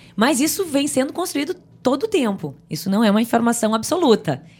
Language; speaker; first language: Portuguese; native; Portuguese